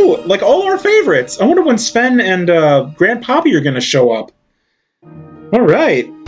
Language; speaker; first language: English; native; English